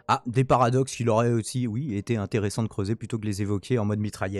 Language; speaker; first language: French; native; French